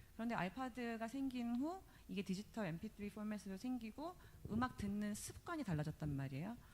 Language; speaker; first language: Korean; early bilingual, other home language; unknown